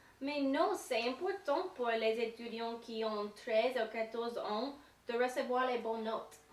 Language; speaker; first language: French; non-native, learner; English